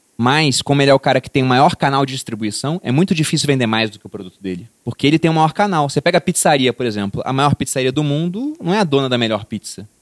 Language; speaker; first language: Portuguese; native; Portuguese